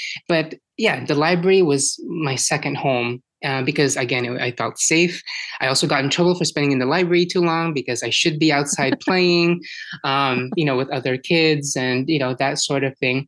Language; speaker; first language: English; early bilingual, other home language; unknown